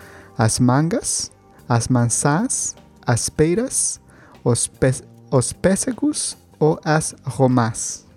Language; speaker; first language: Portuguese; non-native, learner; Spanish